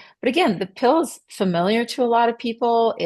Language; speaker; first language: English; native; English